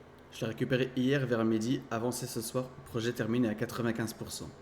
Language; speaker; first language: French; native; French